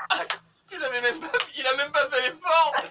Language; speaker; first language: French; native; French